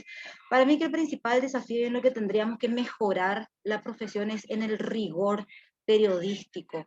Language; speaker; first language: Spanish; native; Spanish